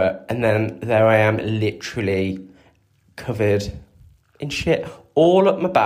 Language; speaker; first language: English; native; English